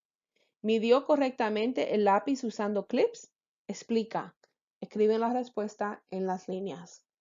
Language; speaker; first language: Spanish; early bilingual, heritage; English